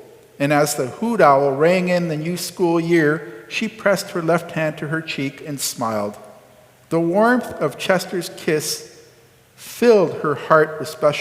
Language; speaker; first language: English; native; English